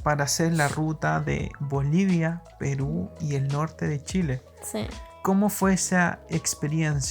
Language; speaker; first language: Spanish; native; Spanish